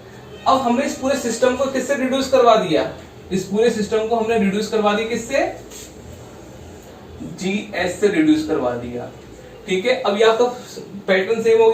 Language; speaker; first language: Hindi; native; Hindi